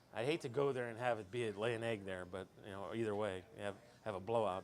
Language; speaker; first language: English; native; English